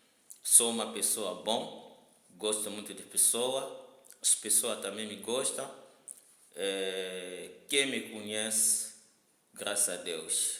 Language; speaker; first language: Portuguese; non-native, learner; Lingala